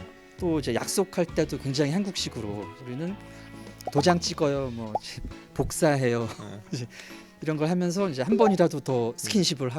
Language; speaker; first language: Korean; native; Korean